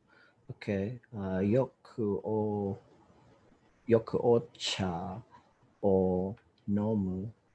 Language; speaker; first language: Japanese; non-native, learner; English